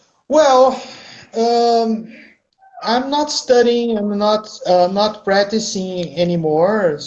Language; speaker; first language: English; non-native, fluent; Portuguese